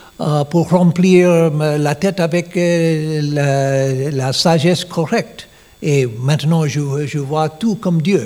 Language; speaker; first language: French; non-native, learner; English